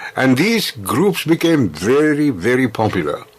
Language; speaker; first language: English; non-native, local second language; Sinhala